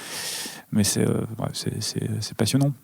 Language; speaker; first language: French; native; French